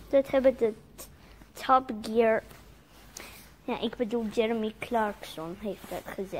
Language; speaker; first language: Dutch; non-native, learner; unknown